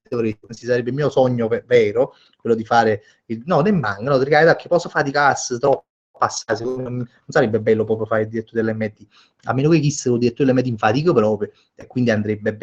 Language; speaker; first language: Italian; native; Italian